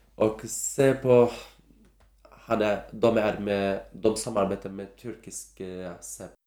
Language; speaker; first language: Swedish; non-native, fluent; Turkish